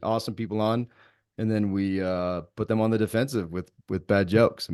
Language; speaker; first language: English; native; English